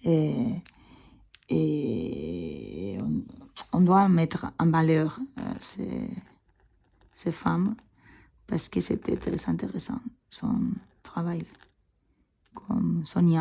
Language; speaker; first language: French; non-native, fluent; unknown